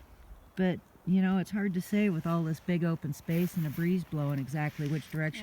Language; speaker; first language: English; native; English